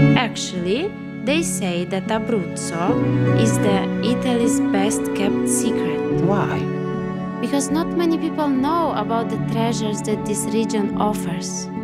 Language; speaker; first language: English; non-native, fluent; Romanian